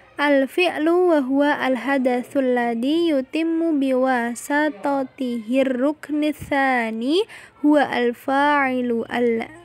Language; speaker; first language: Arabic; non-native, learner; Indonesian